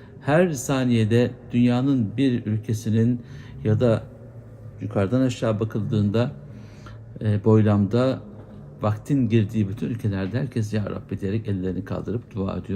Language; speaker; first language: Turkish; native; Turkish